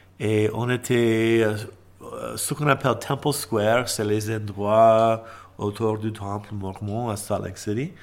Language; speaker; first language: French; non-native, fluent; English